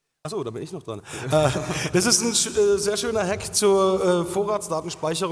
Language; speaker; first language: German; native; German